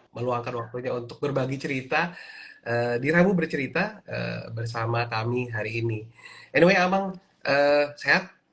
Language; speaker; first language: Indonesian; native; Indonesian